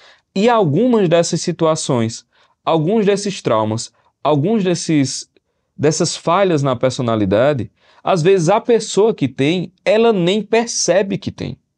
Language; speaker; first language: Portuguese; native; Portuguese